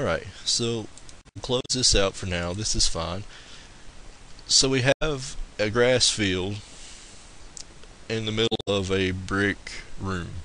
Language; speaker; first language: English; native; English